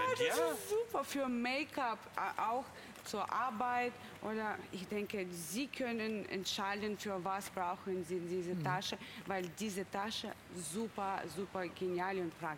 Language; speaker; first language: German; non-native, fluent; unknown